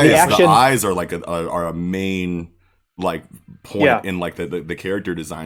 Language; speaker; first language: English; native; English